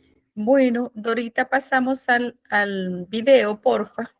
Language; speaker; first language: Spanish; native; Spanish